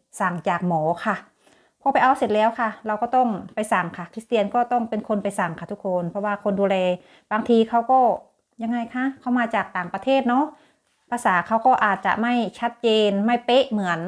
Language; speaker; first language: Thai; native; Thai